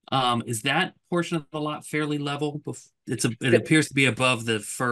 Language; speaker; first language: English; native; English